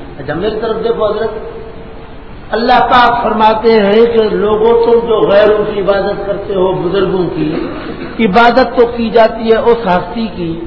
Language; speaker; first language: Urdu; non-native, local second language; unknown